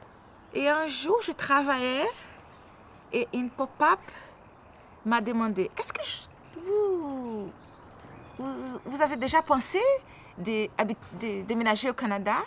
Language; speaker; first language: French; non-native, fluent; Portuguese